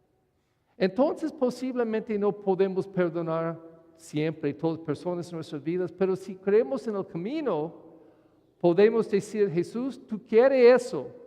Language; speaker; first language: Spanish; non-native, fluent; English